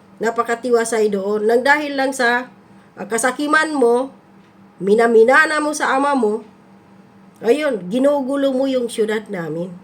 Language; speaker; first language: Filipino; non-native, local second language; Cebuano